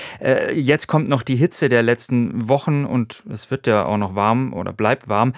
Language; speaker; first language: German; native; German